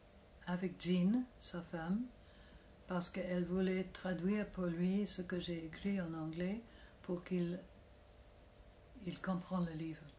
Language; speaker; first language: French; non-native, fluent; English